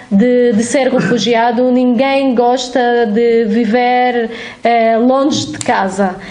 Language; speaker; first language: Portuguese; non-native, fluent; Arabic